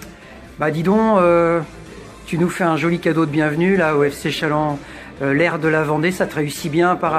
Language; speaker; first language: French; native; French